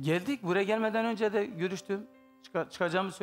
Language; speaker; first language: Turkish; native; Turkish